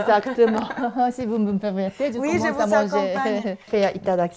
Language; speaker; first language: French; non-native, fluent; Japanese